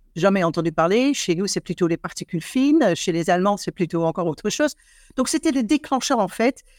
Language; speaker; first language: French; non-native, fluent; Dutch